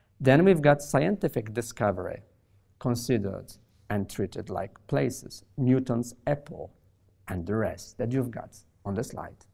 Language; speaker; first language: English; non-native, fluent; Polish